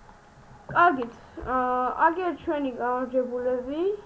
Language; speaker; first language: Georgian; native; Georgian